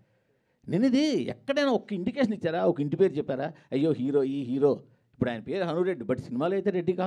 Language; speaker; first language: Telugu; native; Telugu